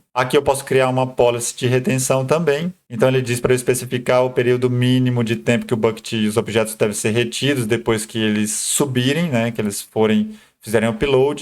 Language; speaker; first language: Portuguese; native; Portuguese